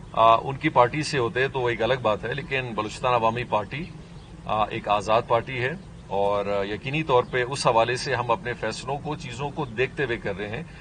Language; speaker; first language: Urdu; non-native, local second language; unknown